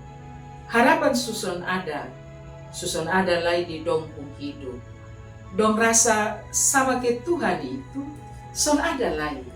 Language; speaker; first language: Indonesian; non-native, local second language; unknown